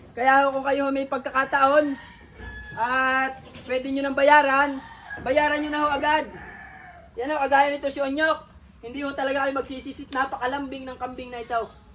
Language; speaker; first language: Filipino; native; Filipino